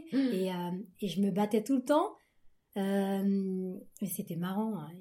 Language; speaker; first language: French; native; French